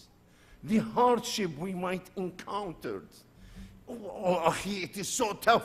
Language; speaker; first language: English; non-native, fluent; Arabic